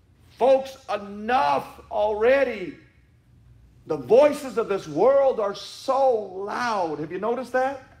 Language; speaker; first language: English; native; English